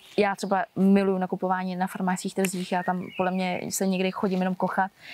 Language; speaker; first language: Czech; early bilingual, other home language; Vietnamese